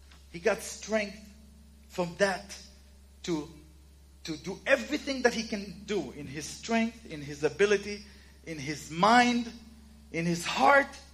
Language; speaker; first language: English; non-native, fluent; Hebrew